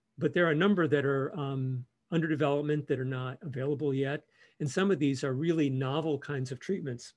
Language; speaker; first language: English; native; English